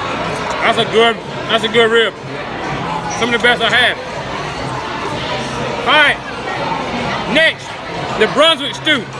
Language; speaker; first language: English; native; English